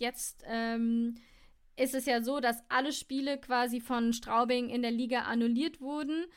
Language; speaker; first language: German; native; German